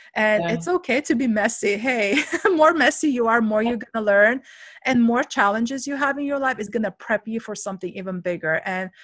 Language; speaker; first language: English; non-native, fluent; Armenian